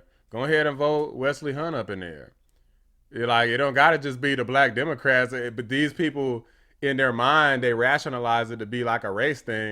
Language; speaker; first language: English; native; English